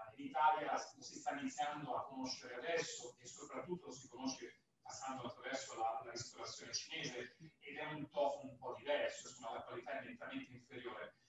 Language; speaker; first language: Italian; native; Italian